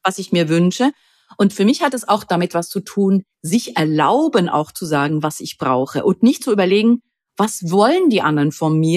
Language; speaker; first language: German; native; German